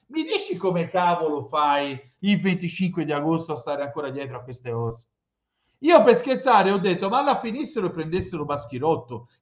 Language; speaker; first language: Italian; native; Italian